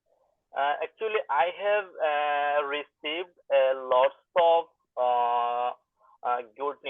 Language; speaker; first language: English; non-native, learner; Bangla